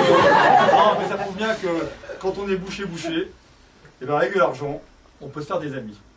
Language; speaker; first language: French; native; French